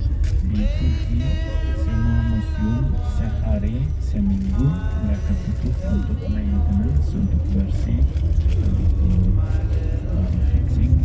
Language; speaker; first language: Indonesian; non-native, fluent; Turkish